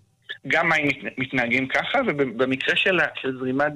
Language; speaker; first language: Hebrew; native; Hebrew